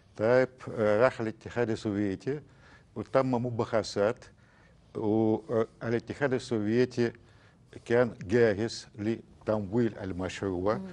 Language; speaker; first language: Arabic; non-native, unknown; Russian